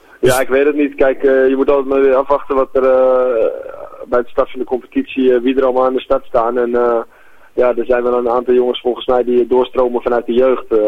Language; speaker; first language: Dutch; native; Dutch